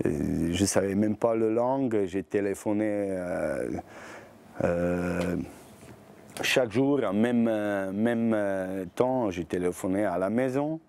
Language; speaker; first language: French; non-native, learner; Bosnian